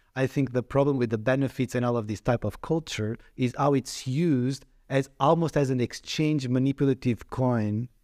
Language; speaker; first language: English; non-native, fluent; Portuguese